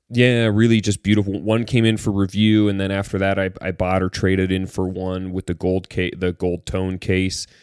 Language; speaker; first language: English; native; English